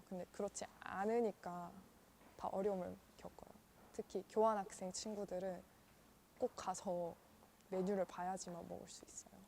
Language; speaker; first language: Korean; non-native, fluent; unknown